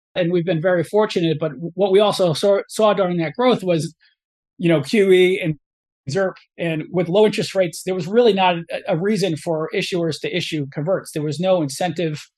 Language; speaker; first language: English; native; English